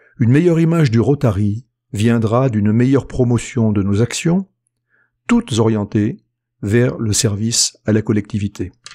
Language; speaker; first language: French; native; French